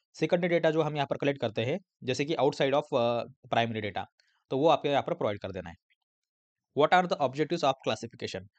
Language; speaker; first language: Hindi; non-native, local second language; Marathi